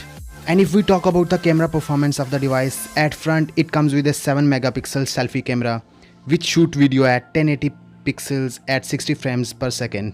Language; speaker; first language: English; non-native, local second language; Urdu